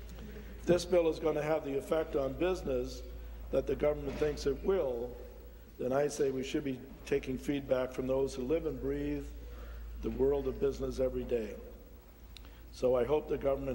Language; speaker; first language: English; native; English